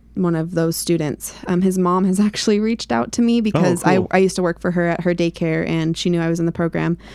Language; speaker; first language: English; native; English